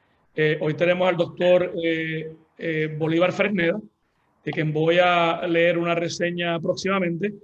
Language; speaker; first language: Spanish; native; Spanish